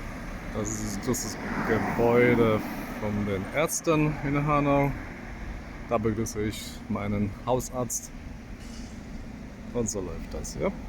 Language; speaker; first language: German; non-native, fluent; Polish